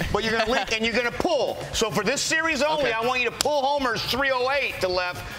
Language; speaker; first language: English; native; English